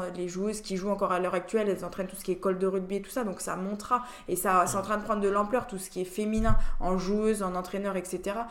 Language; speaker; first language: French; native; French